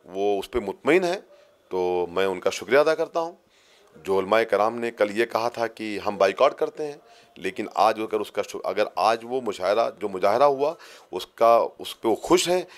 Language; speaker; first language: Hindi; native; Hindi